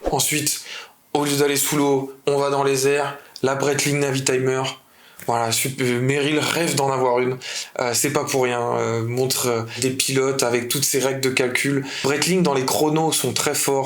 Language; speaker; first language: French; native; French